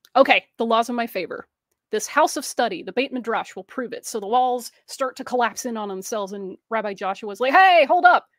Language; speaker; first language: English; native; English